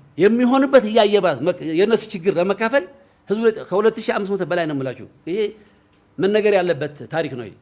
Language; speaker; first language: Amharic; non-native, local second language; Tigrinya